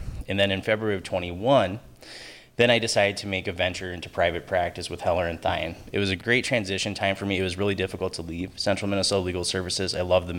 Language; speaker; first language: English; native; English